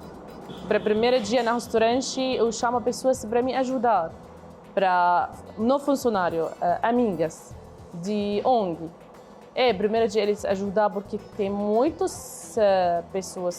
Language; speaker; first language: Portuguese; non-native, learner; Arabic